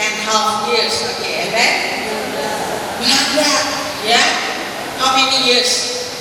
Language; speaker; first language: English; non-native, fluent; Indonesian